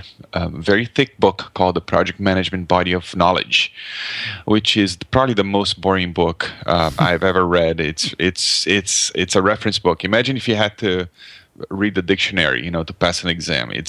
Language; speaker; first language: English; non-native, fluent; Portuguese